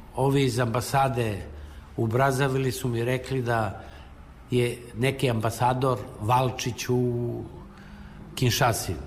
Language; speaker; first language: Serbian; native; Serbian